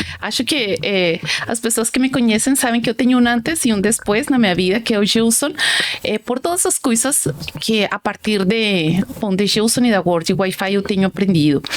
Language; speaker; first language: Portuguese; non-native, fluent; Spanish